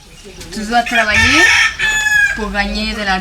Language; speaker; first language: French; non-native, learner; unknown